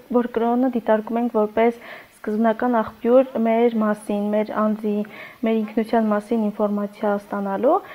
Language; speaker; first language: Armenian; non-native, local second language; Kurdish